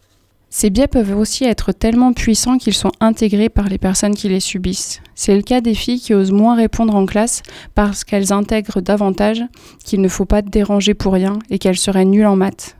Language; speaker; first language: French; native; French